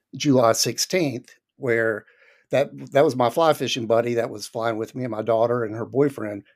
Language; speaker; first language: English; native; English